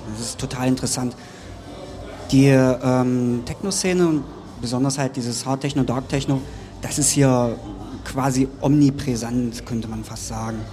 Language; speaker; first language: German; native; German